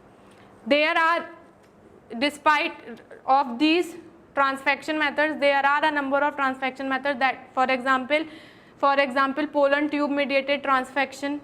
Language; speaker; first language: English; non-native, local second language; Hindi